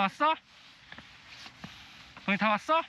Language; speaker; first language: Korean; native; Korean